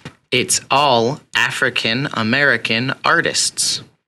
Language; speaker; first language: English; native; English